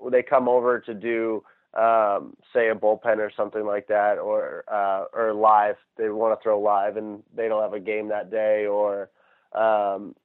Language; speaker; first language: English; native; English